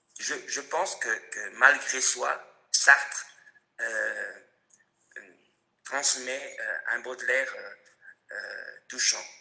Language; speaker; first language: French; non-native, fluent; Spanish